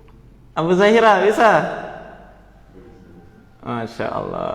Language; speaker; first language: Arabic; non-native, fluent; Indonesian